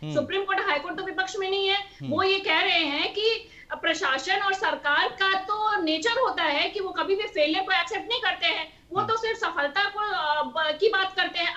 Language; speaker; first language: Hindi; native; Hindi